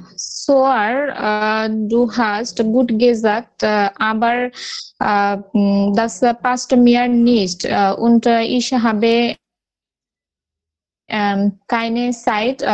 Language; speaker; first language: German; non-native, learner; Bangla